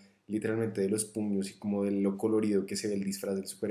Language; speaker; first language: Spanish; native; Spanish